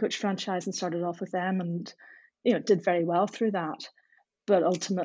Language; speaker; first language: English; native; English